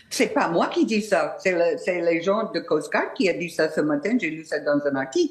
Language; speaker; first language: French; non-native, fluent; English